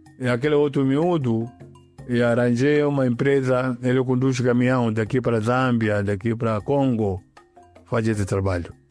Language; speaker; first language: Portuguese; non-native, local second language; Yao